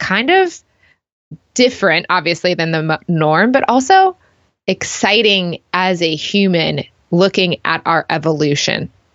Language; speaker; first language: English; native; English